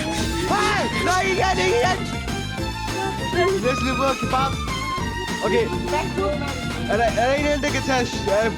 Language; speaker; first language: Danish; native; Danish